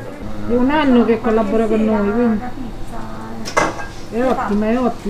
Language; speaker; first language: Italian; native; Italian